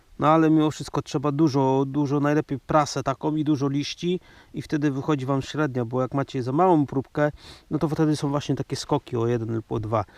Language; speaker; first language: Polish; native; Polish